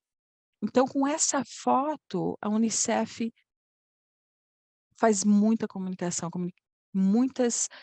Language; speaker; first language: Portuguese; non-native, fluent; Polish